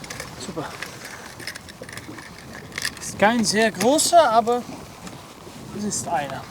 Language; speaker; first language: German; non-native, learner; Dutch